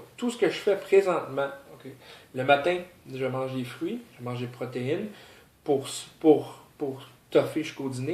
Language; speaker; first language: French; native; French